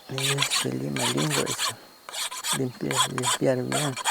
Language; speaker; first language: Spanish; non-native, local second language; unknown